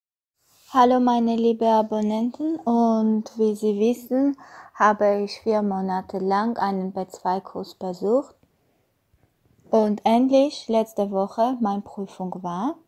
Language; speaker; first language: German; non-native, learner; Armenian